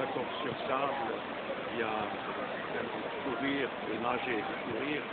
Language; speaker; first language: French; non-native, local second language; Arabic